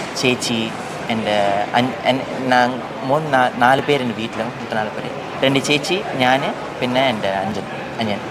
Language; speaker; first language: Malayalam; early bilingual, heritage; Malayalam